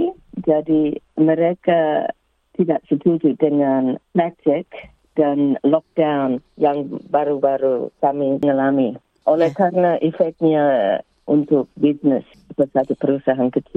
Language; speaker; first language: Indonesian; early bilingual, heritage; English